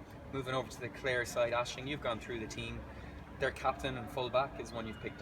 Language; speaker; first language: English; native; English